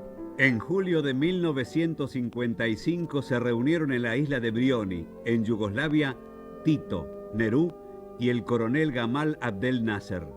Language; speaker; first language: Spanish; native; Spanish